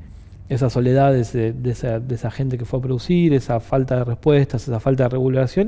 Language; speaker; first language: Spanish; native; Spanish